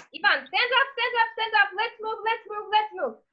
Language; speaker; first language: English; non-native, fluent; Russian